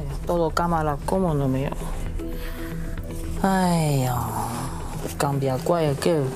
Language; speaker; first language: Spanish; non-native, learner; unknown